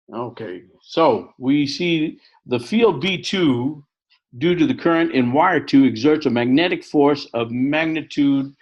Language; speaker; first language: English; native; English